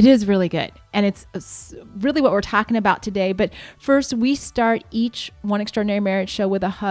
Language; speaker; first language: English; native; English